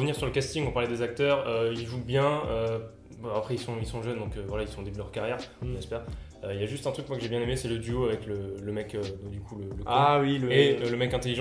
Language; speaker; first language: French; native; French